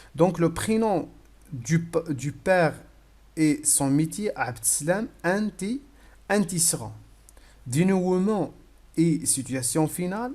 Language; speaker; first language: French; non-native, local second language; Arabic